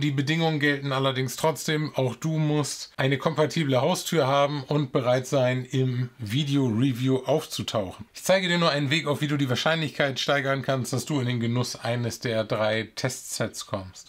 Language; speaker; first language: German; native; German